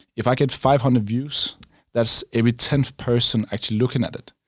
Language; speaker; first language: English; non-native, fluent; Danish